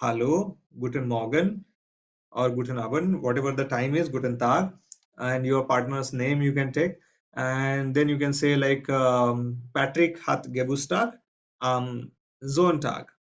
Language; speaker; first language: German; non-native, fluent; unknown